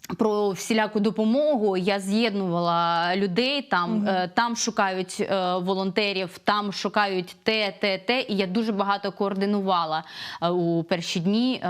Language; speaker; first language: Ukrainian; non-native, local second language; Russian